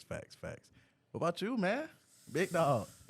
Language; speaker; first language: English; native; English